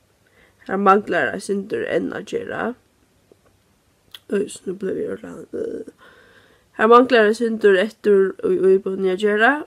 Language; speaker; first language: Norwegian; non-native, learner; Faroese